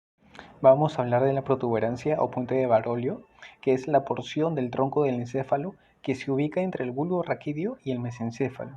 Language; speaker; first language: Spanish; native; Spanish